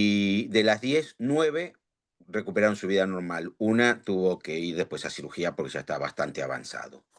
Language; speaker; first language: Spanish; native; Spanish